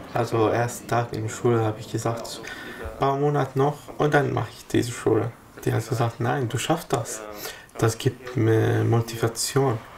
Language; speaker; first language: German; non-native, learner; Arabic